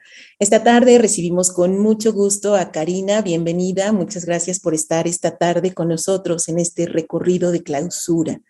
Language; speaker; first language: Spanish; native; Spanish